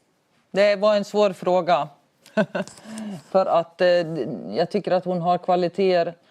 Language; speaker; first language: Swedish; native; Swedish